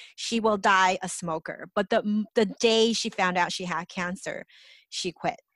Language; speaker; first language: English; native; English